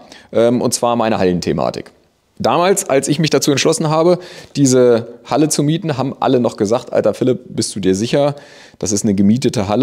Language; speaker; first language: German; native; German